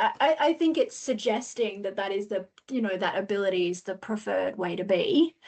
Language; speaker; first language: English; native; English